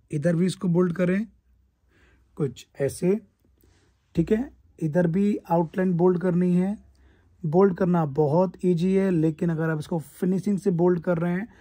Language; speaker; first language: Hindi; native; Hindi